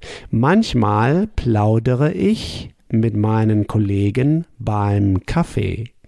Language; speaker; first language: German; native; German